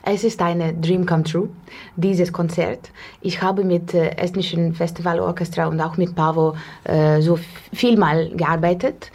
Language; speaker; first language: German; non-native, learner; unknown